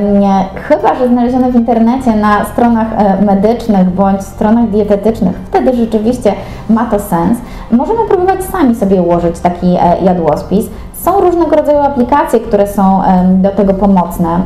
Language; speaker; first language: Polish; native; Polish